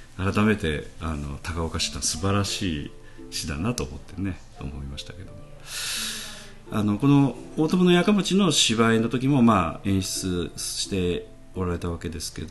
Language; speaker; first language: Japanese; native; Japanese